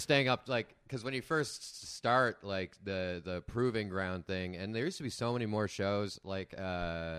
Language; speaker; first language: English; native; English